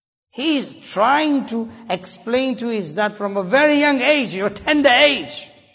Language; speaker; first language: English; early bilingual, other home language; Urdu